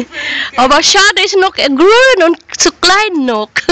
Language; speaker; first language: German; non-native, learner; Filipino